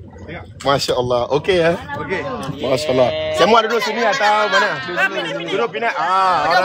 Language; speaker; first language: Malay; native; Malay